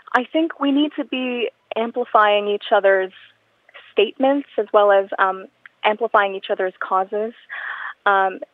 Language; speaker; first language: English; non-native, local second language; Filipino